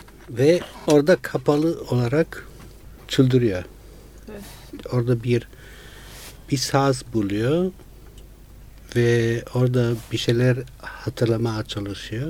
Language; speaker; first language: Turkish; non-native, fluent; Italian